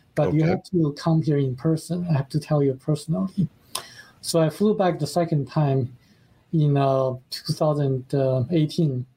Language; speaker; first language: English; non-native, fluent; Chinese